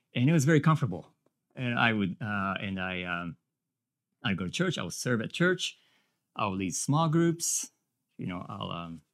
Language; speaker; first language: English; non-native, fluent; Japanese